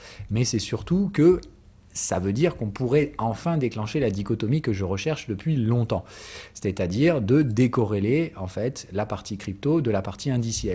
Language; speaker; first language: French; native; French